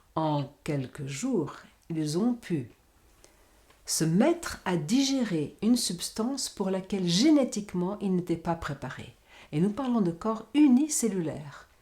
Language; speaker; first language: French; non-native, fluent; Portuguese